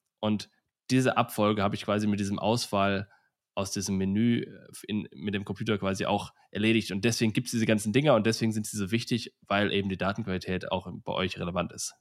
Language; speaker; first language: German; native; German